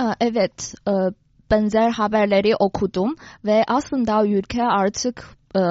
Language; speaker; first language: Turkish; non-native, fluent; Chinese